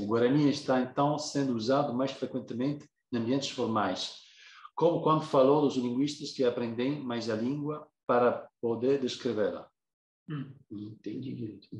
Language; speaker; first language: Portuguese; non-native, fluent; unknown